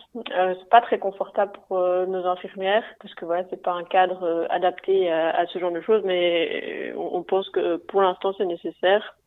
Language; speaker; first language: French; native; French